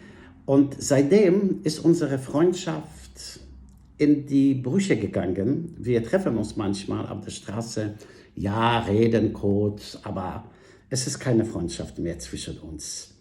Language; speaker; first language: German; non-native, fluent; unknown